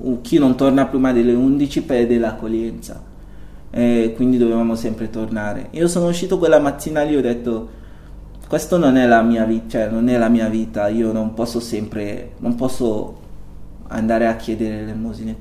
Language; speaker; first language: Italian; non-native, fluent; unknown